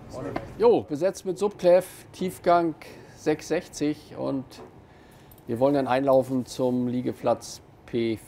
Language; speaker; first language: German; native; German